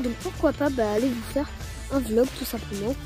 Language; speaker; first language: French; native; French